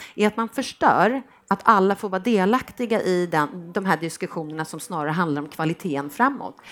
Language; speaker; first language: Swedish; native; Swedish